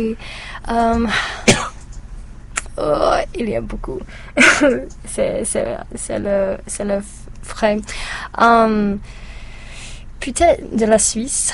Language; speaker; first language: French; non-native, learner; English